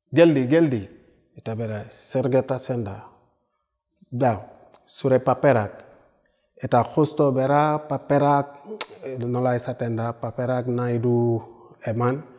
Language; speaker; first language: Basque; non-native, fluent; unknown